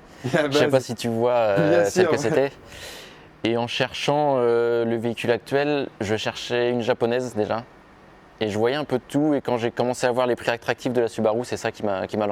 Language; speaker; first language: French; native; French